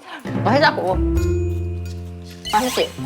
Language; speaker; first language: Korean; non-native, fluent; Chinese